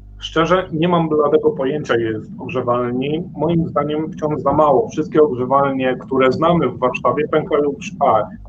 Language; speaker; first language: Polish; native; Polish